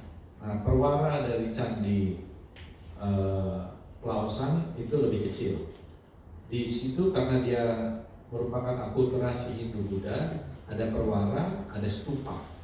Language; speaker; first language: Indonesian; native; Indonesian